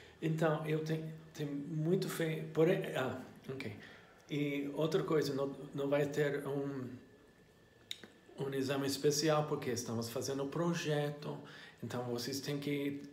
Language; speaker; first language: Portuguese; non-native, learner; English